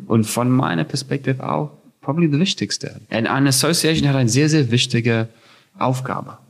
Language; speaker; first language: German; non-native, fluent; English